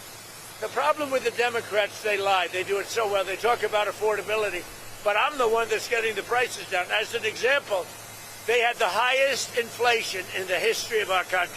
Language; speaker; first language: English; native; English